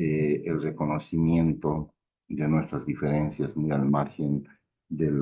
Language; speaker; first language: Spanish; native; Spanish